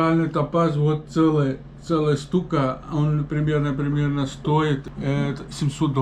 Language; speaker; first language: Russian; non-native, learner; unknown